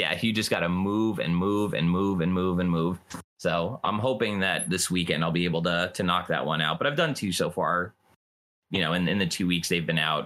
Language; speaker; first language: English; native; English